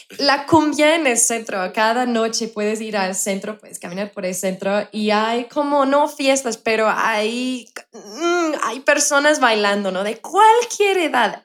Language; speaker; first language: Spanish; non-native, fluent; English